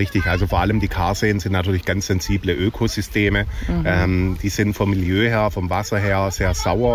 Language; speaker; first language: German; native; German